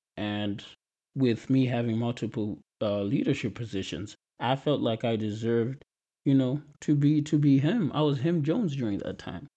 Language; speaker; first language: English; non-native, local second language; Shona